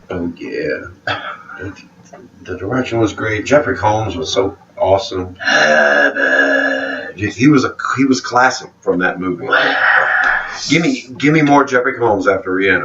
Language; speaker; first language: English; native; English